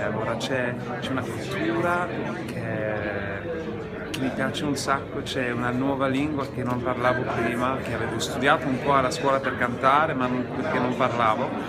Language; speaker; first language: Italian; non-native, fluent; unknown